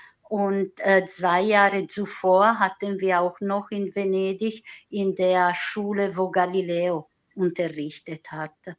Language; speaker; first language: German; non-native, fluent; Italian